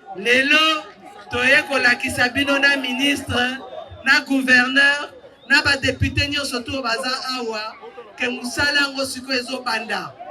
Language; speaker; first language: Lingala; non-native, local second language; Kongo